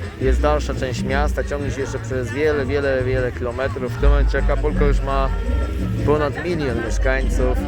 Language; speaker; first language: Polish; native; Polish